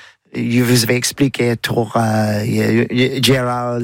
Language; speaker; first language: French; non-native, learner; English